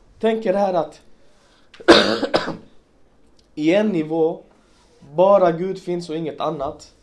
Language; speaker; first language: Swedish; early bilingual, other home language; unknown